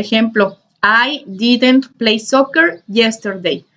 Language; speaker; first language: English; non-native, learner; Spanish